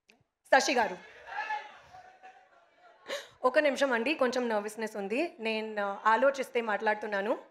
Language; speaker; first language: Telugu; non-native, learner; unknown